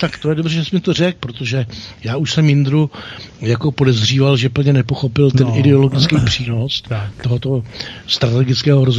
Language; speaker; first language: Czech; native; Czech